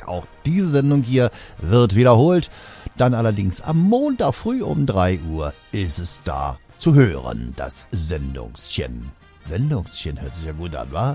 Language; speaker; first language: German; native; German